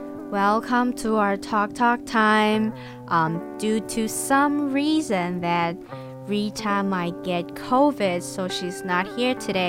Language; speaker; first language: English; non-native, fluent; Chinese